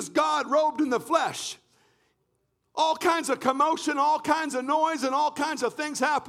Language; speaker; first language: English; native; English